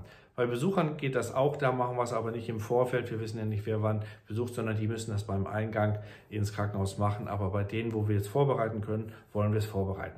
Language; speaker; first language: German; native; German